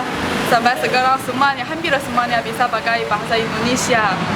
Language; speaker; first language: Indonesian; non-native, learner; Chinese